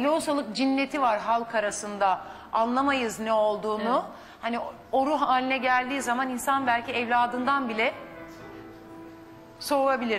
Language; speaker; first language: Turkish; native; Turkish